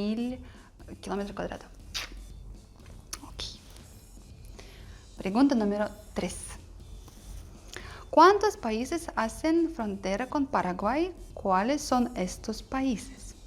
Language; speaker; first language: Spanish; non-native, learner; Russian